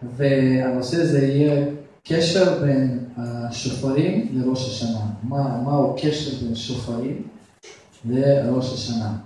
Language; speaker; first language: Hebrew; non-native, fluent; Russian